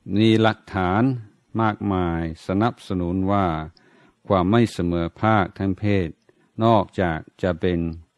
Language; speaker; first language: Thai; non-native, fluent; English